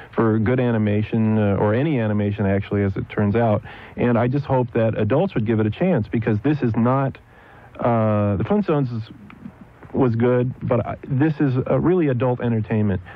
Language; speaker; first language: English; native; English